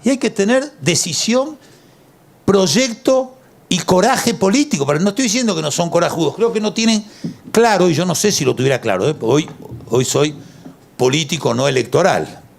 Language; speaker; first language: Spanish; native; Spanish